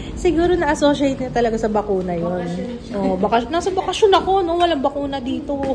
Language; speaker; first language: Filipino; native; Filipino